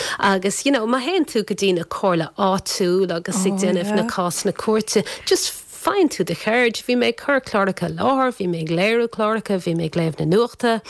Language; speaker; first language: Irish; non-native, local second language; English